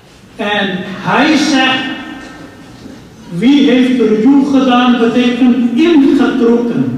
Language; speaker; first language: Dutch; non-native, fluent; Urdu